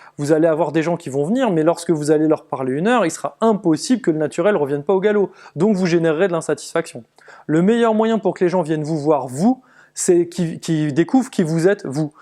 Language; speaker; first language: French; native; French